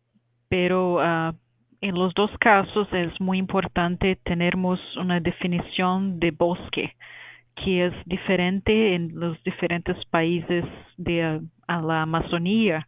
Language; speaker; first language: Spanish; non-native, fluent; Portuguese